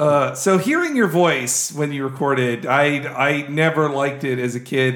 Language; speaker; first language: English; native; English